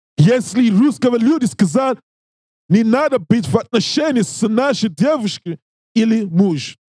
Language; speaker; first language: Russian; non-native, learner; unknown